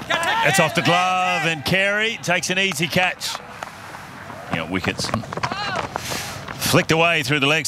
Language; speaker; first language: English; native; English